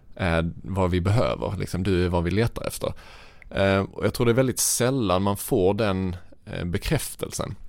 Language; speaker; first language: Swedish; native; Swedish